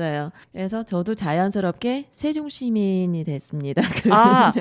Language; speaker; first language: Korean; non-native, fluent; Vietnamese